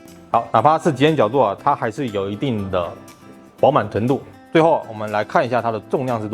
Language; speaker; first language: Chinese; native; Chinese